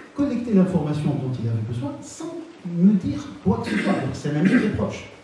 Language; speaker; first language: French; non-native, local second language; Arabic